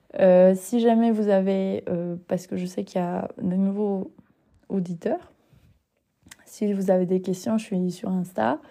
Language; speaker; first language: French; non-native, fluent; Spanish